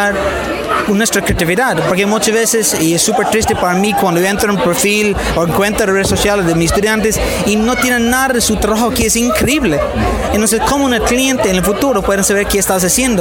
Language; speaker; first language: Spanish; non-native, fluent; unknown